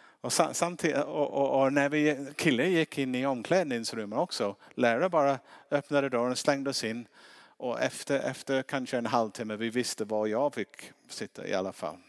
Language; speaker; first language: Swedish; non-native, fluent; English